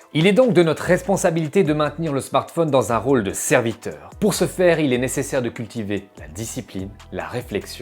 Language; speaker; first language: French; native; French